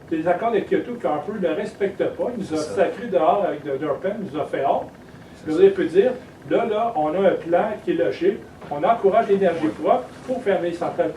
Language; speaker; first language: French; native; French